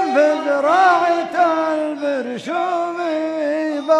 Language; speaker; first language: Arabic; native; Arabic